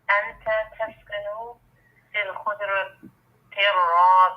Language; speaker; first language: Arabic; non-native, learner; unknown